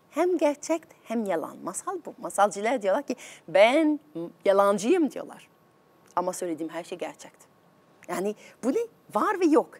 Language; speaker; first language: Turkish; non-native, fluent; French